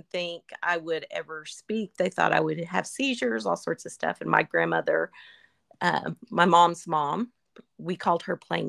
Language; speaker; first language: English; native; English